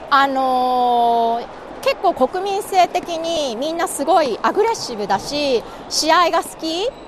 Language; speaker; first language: Japanese; native; Japanese